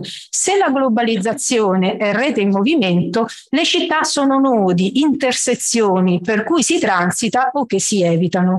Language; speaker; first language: Italian; native; Italian